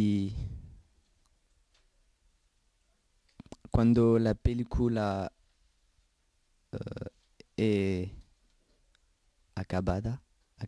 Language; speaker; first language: Spanish; non-native, learner; French